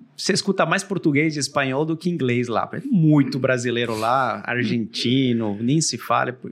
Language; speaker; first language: Portuguese; non-native, fluent; Spanish